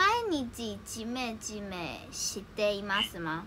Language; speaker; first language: Japanese; non-native, learner; Chinese